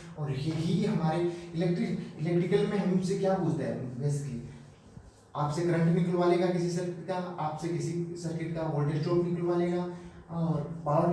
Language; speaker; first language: Hindi; native; Hindi